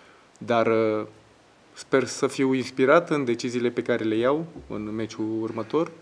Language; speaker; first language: Romanian; non-native, fluent; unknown